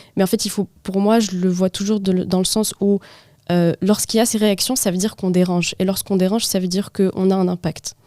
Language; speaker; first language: French; non-native, local second language; Arabic